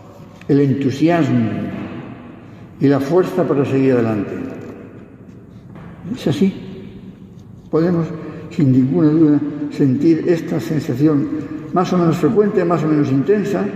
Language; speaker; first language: Spanish; native; Spanish